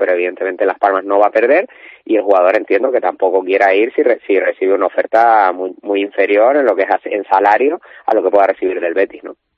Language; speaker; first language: Spanish; native; Spanish